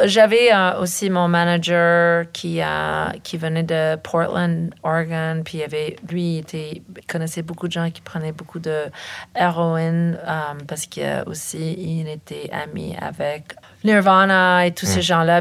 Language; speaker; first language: French; early bilingual, other home language; English